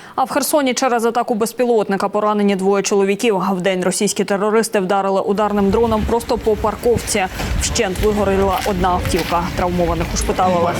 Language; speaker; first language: Ukrainian; native; Ukrainian